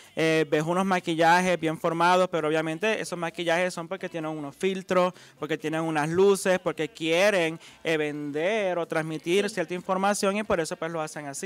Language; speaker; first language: Spanish; native; Spanish